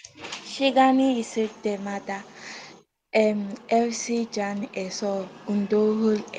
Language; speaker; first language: Korean; non-native, learner; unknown